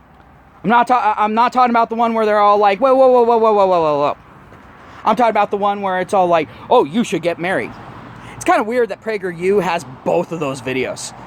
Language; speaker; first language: English; native; English